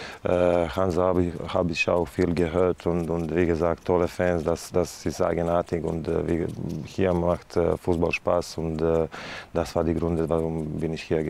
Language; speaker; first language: German; non-native, fluent; Serbian